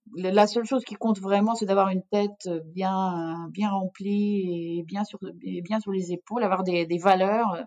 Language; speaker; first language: French; non-native, fluent; Russian